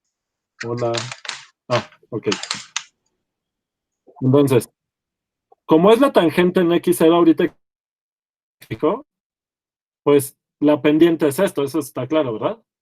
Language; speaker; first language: Spanish; native; Spanish